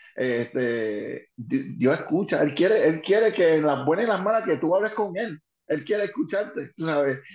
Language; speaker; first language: Spanish; early bilingual, heritage; Spanish